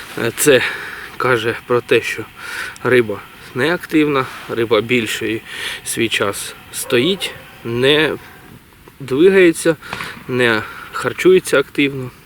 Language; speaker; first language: Ukrainian; native; Ukrainian